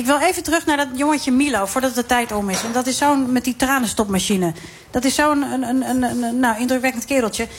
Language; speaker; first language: Dutch; native; Dutch